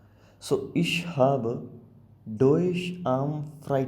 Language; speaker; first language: German; non-native, learner; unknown